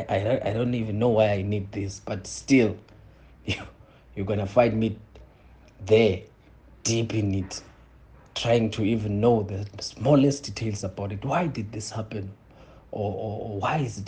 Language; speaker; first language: English; non-native, local second language; Xhosa